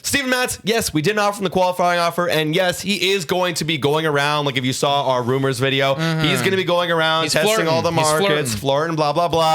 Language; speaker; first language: English; native; English